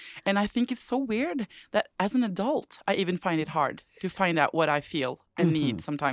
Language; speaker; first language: English; non-native, fluent; Norwegian